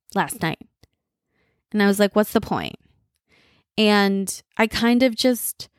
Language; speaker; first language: English; early bilingual, other home language; Bangla